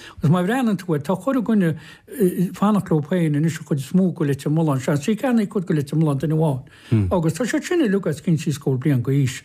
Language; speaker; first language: Irish; native; Irish